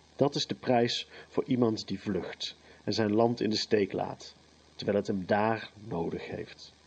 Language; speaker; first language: Dutch; native; Dutch